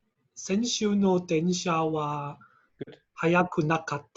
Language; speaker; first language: Japanese; non-native, learner; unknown